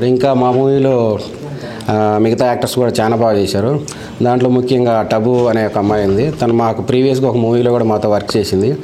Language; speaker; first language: Telugu; native; Telugu